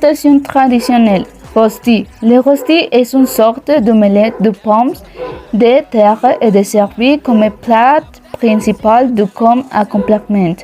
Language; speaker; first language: French; non-native, learner; Spanish